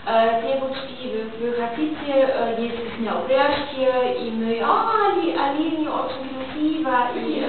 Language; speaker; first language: Russian; non-native, fluent; German